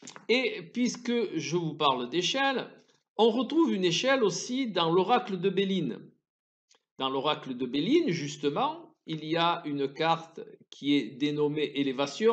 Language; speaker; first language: French; native; French